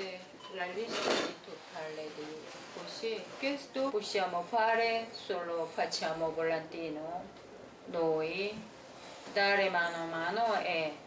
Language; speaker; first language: Italian; non-native, learner; Korean